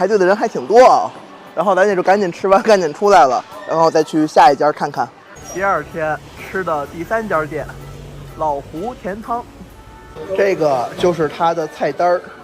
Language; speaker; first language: Chinese; native; Chinese